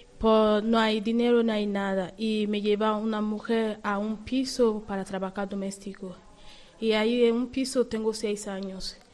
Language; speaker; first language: Spanish; non-native, learner; Yoruba